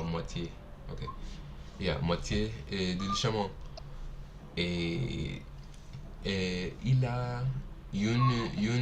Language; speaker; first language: French; non-native, learner; Portuguese